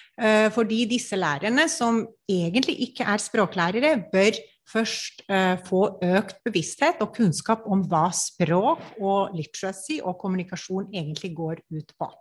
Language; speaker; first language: Norwegian; non-native, fluent; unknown